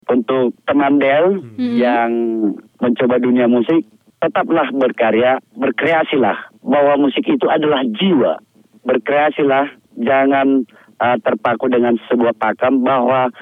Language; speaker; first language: Indonesian; non-native, local second language; Batak Toba